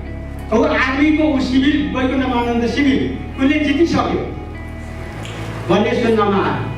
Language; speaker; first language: Nepali; native; Nepali